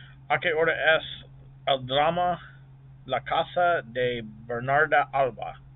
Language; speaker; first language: Spanish; non-native, learner; English